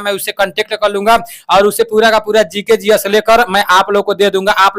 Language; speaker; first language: Hindi; native; Hindi